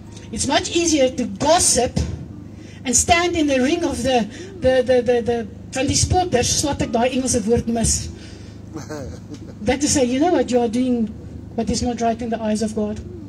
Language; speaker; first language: English; non-native, local second language; Afrikaans